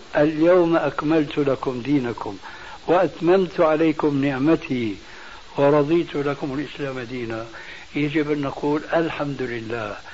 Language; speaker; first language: Arabic; early bilingual, other home language; Albanian